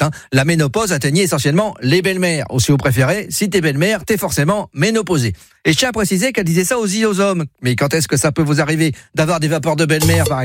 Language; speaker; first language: French; native; French